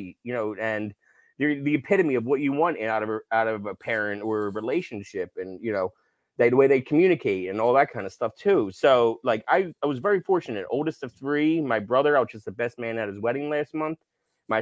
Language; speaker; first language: English; native; English